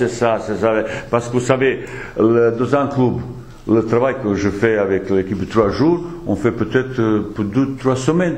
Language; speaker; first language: French; non-native, fluent; Bosnian